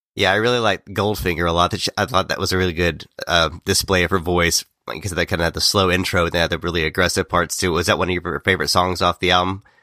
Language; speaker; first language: English; native; English